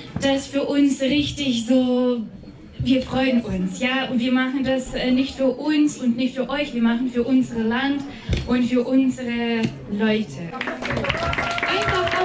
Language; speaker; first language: German; non-native, learner; Ukrainian